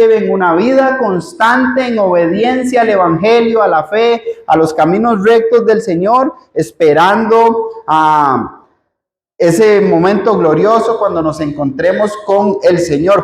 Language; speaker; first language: Spanish; native; Spanish